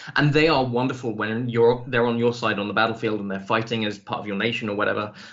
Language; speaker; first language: English; native; English